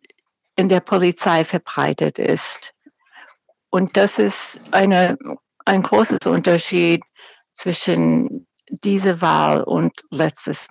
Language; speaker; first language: German; non-native, fluent; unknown